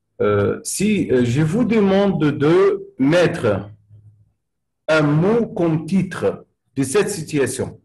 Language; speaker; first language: French; non-native, fluent; Arabic